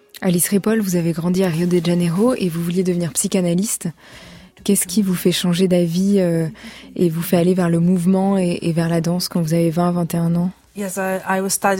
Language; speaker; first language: French; native; French